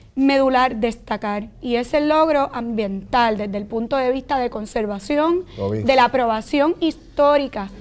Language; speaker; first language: Spanish; native; Spanish